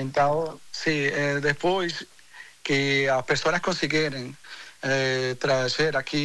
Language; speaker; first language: Portuguese; non-native, fluent; Spanish